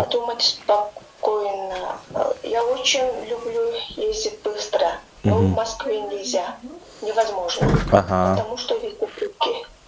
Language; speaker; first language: Russian; non-native, learner; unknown